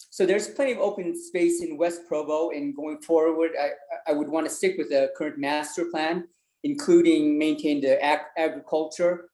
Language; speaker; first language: English; early bilingual, other home language; Vietnamese